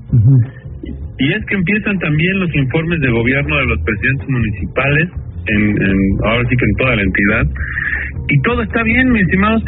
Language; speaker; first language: Spanish; native; Spanish